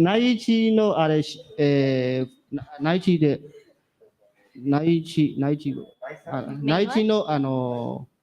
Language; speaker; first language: Japanese; non-native, learner; Burmese